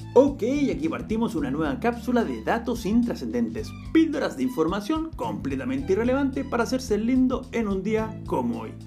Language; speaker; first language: Spanish; native; Spanish